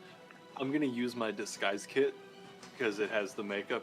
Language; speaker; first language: English; native; English